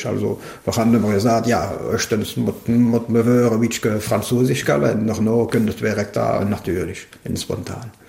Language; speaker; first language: German; non-native, local second language; French